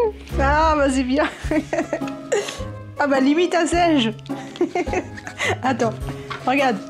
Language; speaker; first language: French; native; French